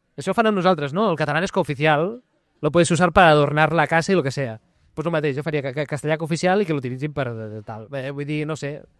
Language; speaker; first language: Catalan; non-native, local second language; Spanish